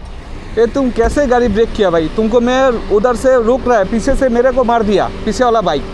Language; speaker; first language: Hindi; non-native, learner; Bangla